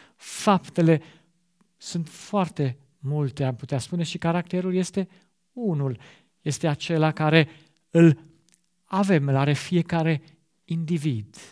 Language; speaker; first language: Romanian; non-native, fluent; German